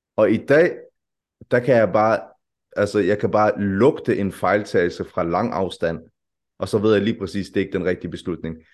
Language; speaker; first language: Danish; early bilingual, other home language; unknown